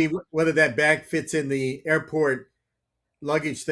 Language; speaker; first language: English; native; English